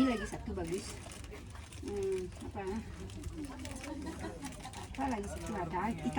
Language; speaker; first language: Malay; non-native, local second language; Balinese